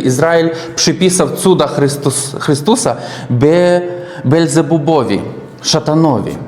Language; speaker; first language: Polish; non-native, learner; Russian